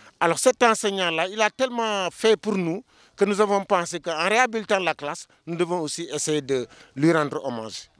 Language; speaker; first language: French; non-native, local second language; Wolof